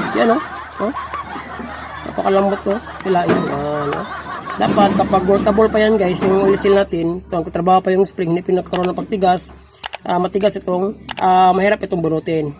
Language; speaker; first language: Filipino; non-native, local second language; Cebuano